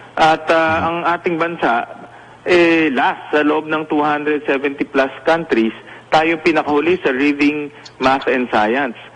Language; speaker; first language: Filipino; native; Filipino